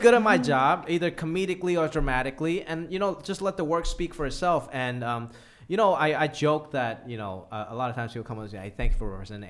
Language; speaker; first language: English; early bilingual, other home language; Cantonese